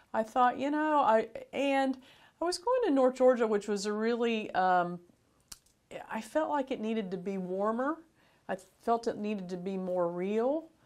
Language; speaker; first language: English; native; English